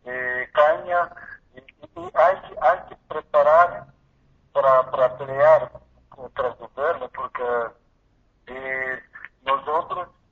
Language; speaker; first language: Spanish; non-native, learner; Portuguese